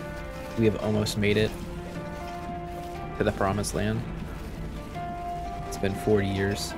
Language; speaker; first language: English; native; English